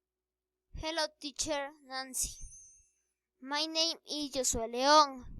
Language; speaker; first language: English; non-native, learner; Spanish